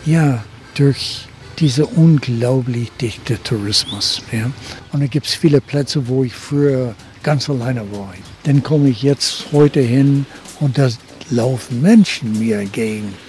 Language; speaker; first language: German; early bilingual, heritage; German